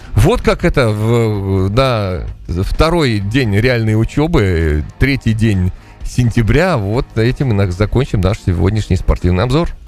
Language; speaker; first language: Russian; native; Russian